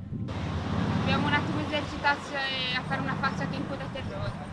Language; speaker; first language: Italian; native; Italian